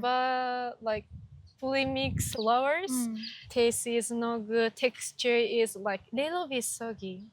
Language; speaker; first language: English; non-native, learner; Japanese